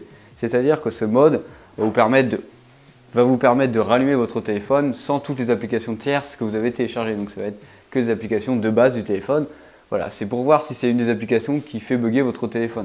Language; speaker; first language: French; native; French